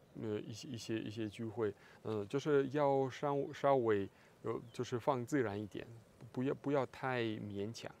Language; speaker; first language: Chinese; non-native, fluent; Russian